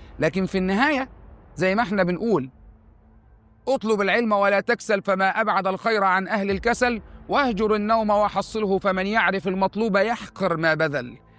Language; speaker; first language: Egyptian Arabic; native; Egyptian Arabic